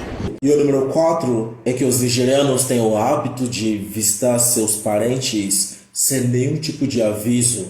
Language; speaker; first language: Portuguese; non-native, fluent; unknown